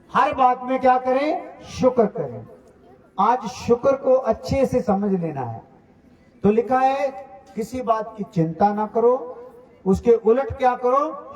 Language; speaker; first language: Hindi; non-native, local second language; Punjabi